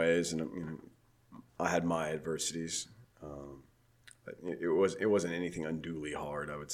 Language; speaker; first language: English; native; English